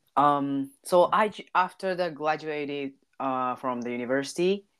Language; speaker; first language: English; non-native, learner; Japanese